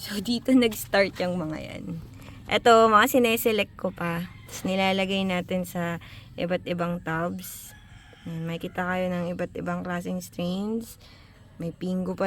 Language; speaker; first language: Filipino; native; Filipino